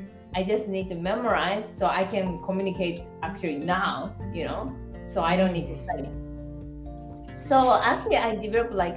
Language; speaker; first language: English; non-native, fluent; Japanese